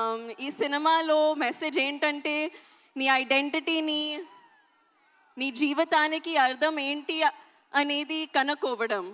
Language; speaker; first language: Telugu; non-native, local second language; Hindi